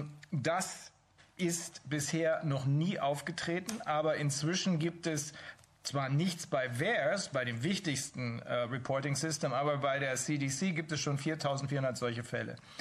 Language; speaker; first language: German; native; German